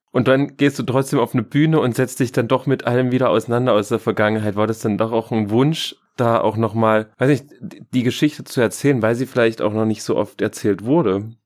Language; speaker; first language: German; native; German